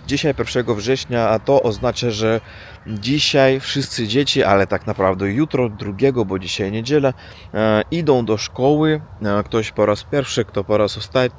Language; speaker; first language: Polish; non-native, learner; Russian